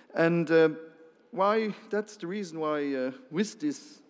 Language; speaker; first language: English; non-native, fluent; Luxembourgish